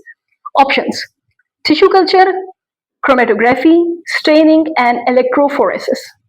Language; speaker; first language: English; non-native, local second language; Urdu